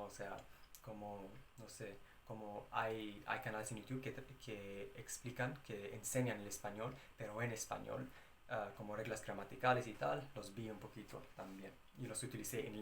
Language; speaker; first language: Spanish; non-native, fluent; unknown